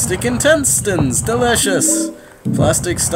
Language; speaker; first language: English; native; English